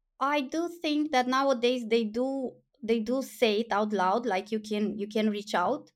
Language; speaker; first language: English; non-native, fluent; Romanian